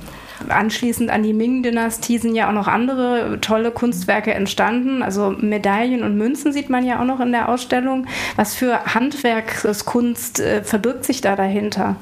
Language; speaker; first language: German; native; German